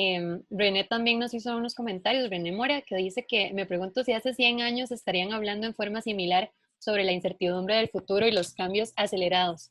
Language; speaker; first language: Spanish; native; Spanish